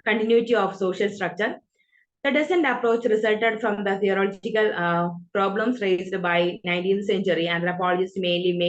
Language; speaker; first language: English; non-native, local second language; Malayalam